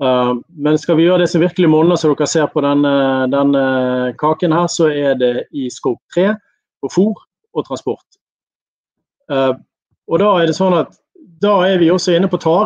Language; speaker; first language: Norwegian; native; Norwegian